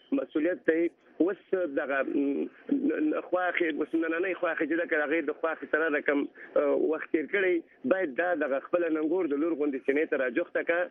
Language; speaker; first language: Pashto; native; Pashto